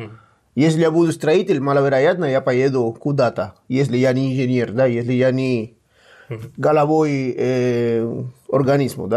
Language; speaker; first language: Russian; non-native, fluent; Spanish